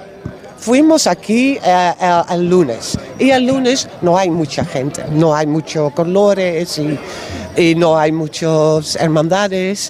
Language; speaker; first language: Spanish; non-native, learner; Dutch